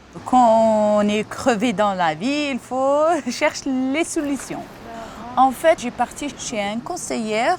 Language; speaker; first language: French; non-native, learner; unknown